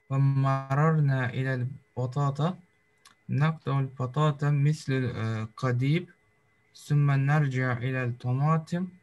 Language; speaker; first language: Arabic; non-native, learner; Turkish